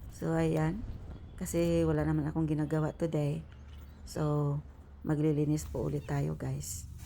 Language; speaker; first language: Filipino; non-native, local second language; Cebuano